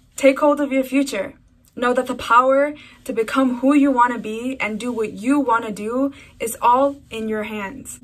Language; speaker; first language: English; early bilingual, other home language; Spanish